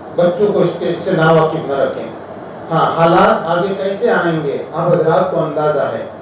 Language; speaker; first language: Urdu; non-native, local second language; Gujarati